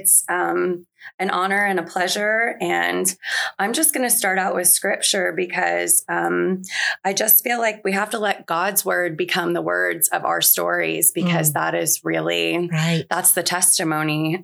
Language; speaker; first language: English; native; English